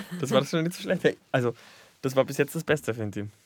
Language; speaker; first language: German; native; German